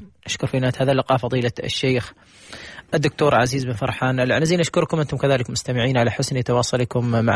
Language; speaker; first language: Arabic; native; Arabic